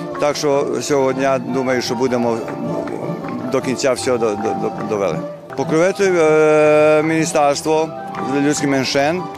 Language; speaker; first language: Ukrainian; early bilingual, heritage; Ukrainian